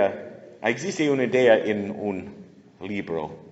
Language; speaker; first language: Spanish; non-native, learner; English